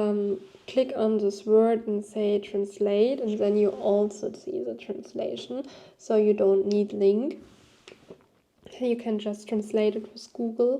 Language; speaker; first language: English; non-native, fluent; German